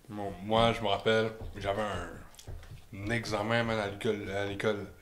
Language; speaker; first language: French; native; French